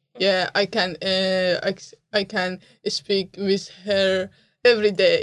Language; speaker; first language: English; non-native, learner; Persian